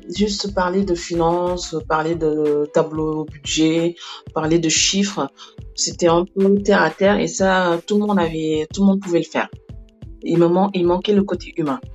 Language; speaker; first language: French; non-native, local second language; Wolof